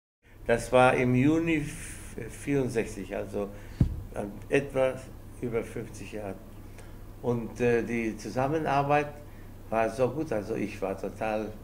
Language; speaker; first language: German; non-native, fluent; Spanish